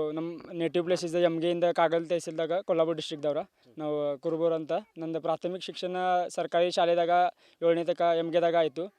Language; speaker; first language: Kannada; non-native, local second language; Marathi